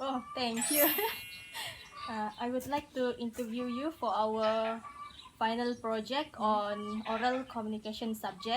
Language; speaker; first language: English; non-native, learner; Malay